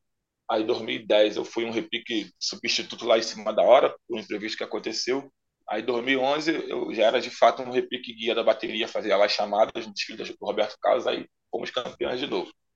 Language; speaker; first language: Portuguese; native; Portuguese